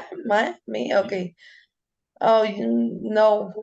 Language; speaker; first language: English; non-native, learner; Spanish